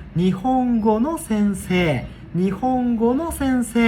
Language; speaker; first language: Japanese; non-native, fluent; Thai